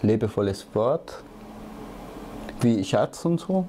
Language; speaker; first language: German; non-native, learner; Persian